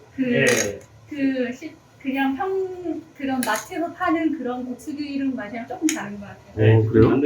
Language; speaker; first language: Korean; early bilingual, heritage; Korean